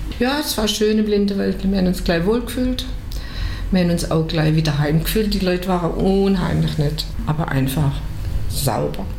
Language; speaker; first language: German; native; German